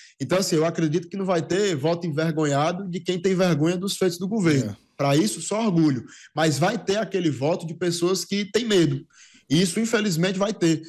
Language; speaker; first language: Portuguese; native; Portuguese